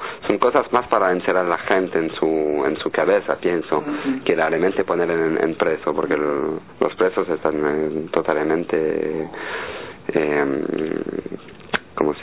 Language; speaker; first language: Spanish; non-native, learner; French